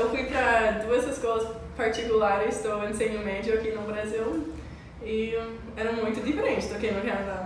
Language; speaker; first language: Portuguese; non-native, learner; English